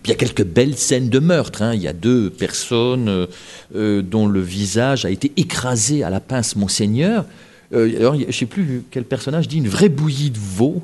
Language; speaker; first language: French; native; French